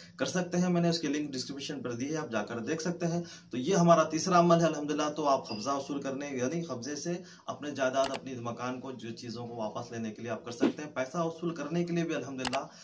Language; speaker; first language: Urdu; native; Urdu